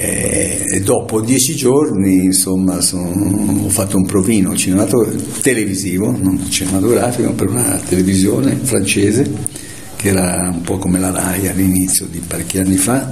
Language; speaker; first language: Italian; native; Italian